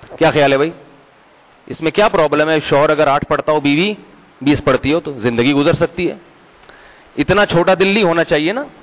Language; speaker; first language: Urdu; native; Urdu